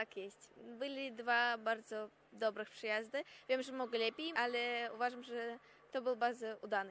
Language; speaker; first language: Polish; non-native, fluent; Russian